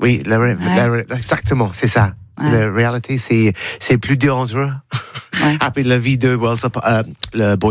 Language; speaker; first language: French; non-native, learner; English